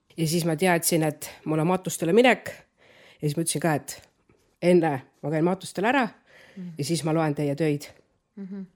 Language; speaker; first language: Estonian; non-native, local second language; Russian